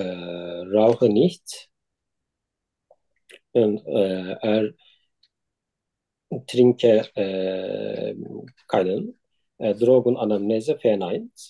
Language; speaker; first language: German; non-native, learner; Turkish